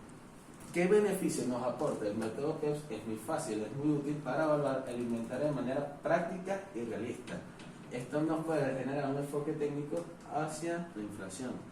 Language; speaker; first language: Spanish; native; Spanish